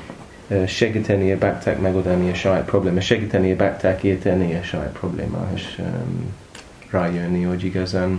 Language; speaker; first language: Hungarian; non-native, learner; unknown